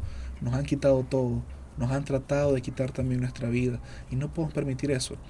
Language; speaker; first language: Spanish; native; Spanish